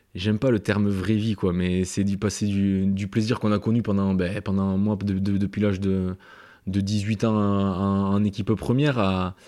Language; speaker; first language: French; native; French